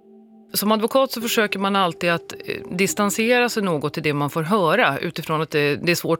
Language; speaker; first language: Swedish; native; Swedish